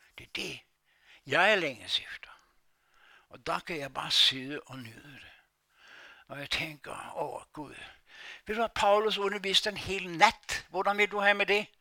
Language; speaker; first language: Danish; non-native, fluent; Norwegian